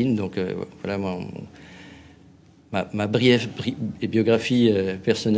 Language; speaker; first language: French; non-native, fluent; Spanish